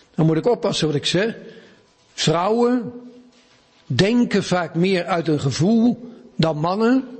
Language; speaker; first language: Dutch; native; Dutch